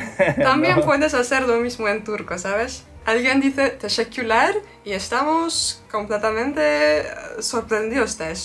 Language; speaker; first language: Spanish; non-native, fluent; Turkish